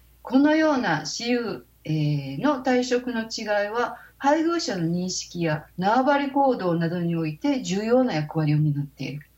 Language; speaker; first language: Japanese; native; Japanese